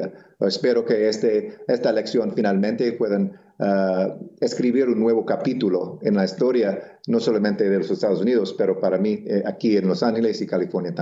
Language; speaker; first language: Spanish; non-native, local second language; English